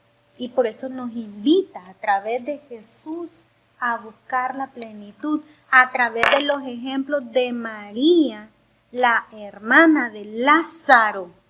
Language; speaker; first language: Spanish; native; Spanish